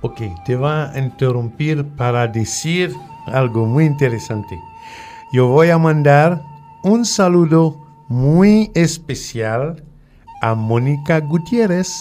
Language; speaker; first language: Spanish; non-native, fluent; French